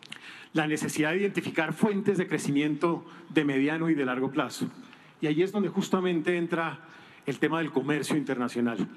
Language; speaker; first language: Spanish; native; Spanish